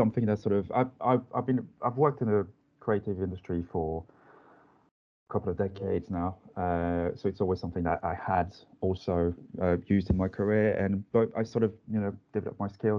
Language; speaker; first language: English; non-native, fluent; French